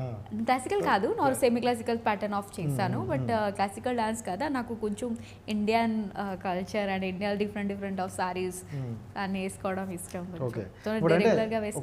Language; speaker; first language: Telugu; non-native, learner; Odia